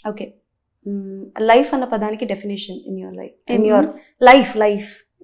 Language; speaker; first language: Telugu; native; Telugu